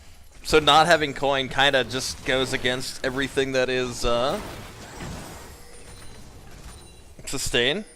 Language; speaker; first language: English; native; English